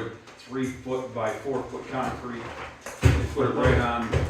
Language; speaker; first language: English; native; English